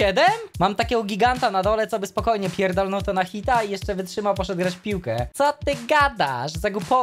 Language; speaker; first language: Polish; native; Polish